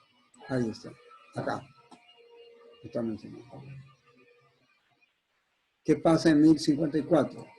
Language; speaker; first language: Spanish; native; Spanish